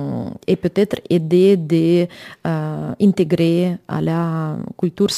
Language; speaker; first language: French; non-native, learner; Ukrainian